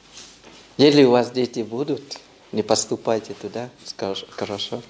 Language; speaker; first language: Russian; non-native, fluent; Thai